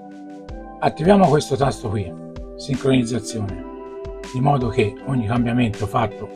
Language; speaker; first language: Italian; native; Italian